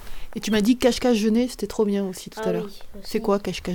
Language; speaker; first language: French; native; French